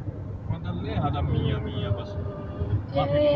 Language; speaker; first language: Arabic; non-native, learner; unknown